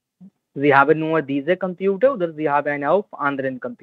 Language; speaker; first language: German; non-native, learner; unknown